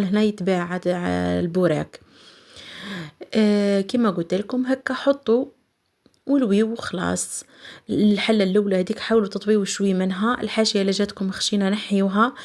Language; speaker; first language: Arabic; native; Arabic